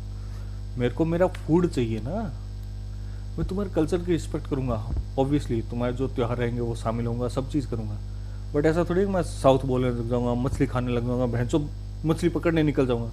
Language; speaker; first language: Hindi; native; Hindi